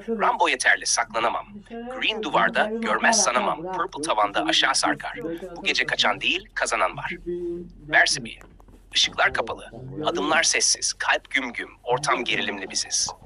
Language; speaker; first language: Turkish; native; Turkish